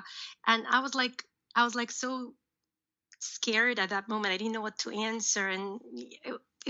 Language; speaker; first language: English; early bilingual, other home language; Uzbek